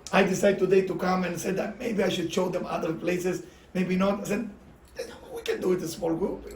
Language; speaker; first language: English; non-native, fluent; Hebrew